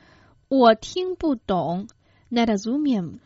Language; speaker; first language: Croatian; non-native, fluent; Chinese